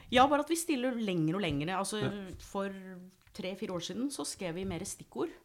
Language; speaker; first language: Norwegian; non-native, fluent; English